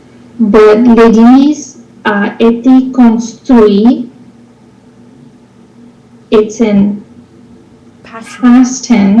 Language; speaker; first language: French; non-native, learner; English